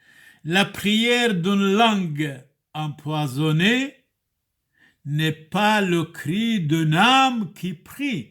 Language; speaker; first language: French; non-native, fluent; Turoyo